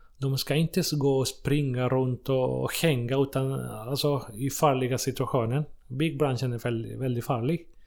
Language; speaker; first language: Swedish; non-native, fluent; Spanish